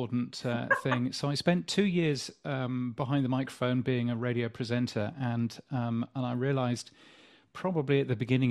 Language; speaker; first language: English; native; English